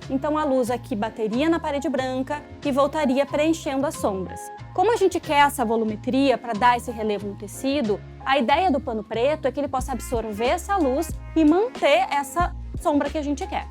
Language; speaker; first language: Portuguese; native; Portuguese